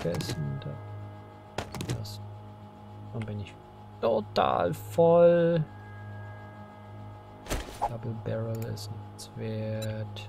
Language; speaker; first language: German; native; German